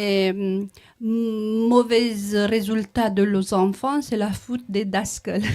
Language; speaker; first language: French; non-native, learner; Romanian